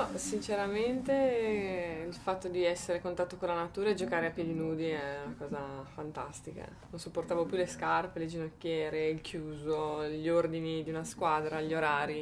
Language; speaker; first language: Italian; native; Italian